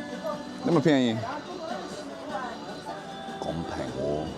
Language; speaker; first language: Chinese; non-native, fluent; English